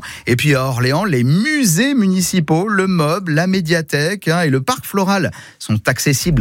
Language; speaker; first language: French; native; French